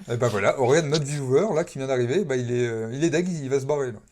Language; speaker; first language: French; native; French